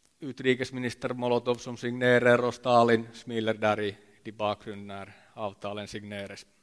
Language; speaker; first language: Swedish; non-native, local second language; Finnish